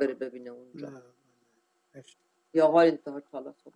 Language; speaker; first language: Swedish; non-native, fluent; Persian